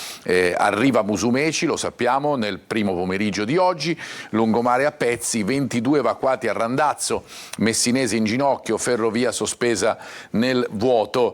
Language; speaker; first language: Italian; native; Italian